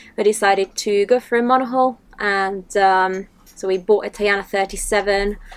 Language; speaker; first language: English; non-native, fluent; Italian